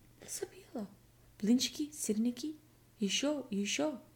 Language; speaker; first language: Russian; non-native, learner; English